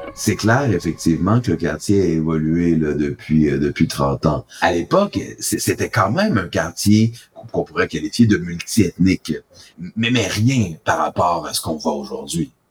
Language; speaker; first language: French; native; French